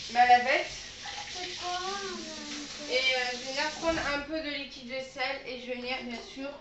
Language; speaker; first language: French; native; French